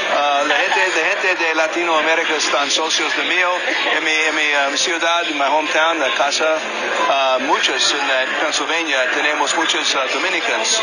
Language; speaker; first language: Spanish; non-native, learner; English